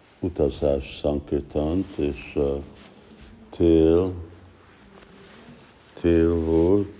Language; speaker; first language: Hungarian; early bilingual, heritage; Hungarian